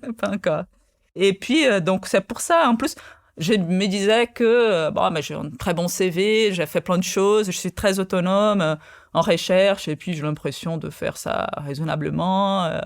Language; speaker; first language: French; non-native, fluent; Portuguese